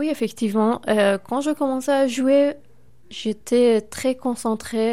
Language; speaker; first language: French; non-native, fluent; Persian